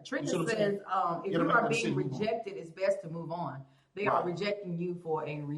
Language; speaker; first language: English; native; English